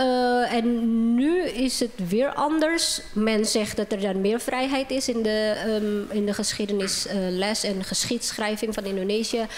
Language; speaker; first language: Dutch; non-native, fluent; Indonesian